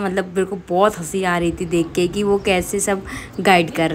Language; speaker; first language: Hindi; native; Hindi